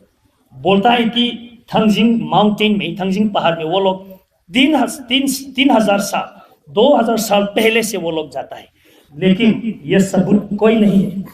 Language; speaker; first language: Hindi; non-native, local second language; Thado Chin